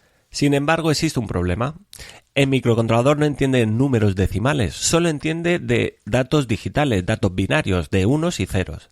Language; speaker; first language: Spanish; native; Spanish